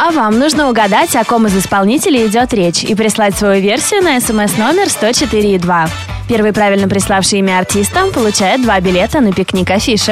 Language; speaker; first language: Russian; native; Russian